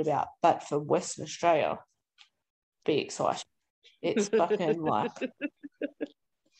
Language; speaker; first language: English; native; English